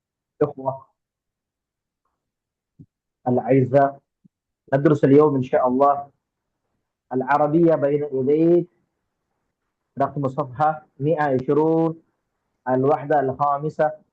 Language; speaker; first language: Arabic; non-native, fluent; Tamil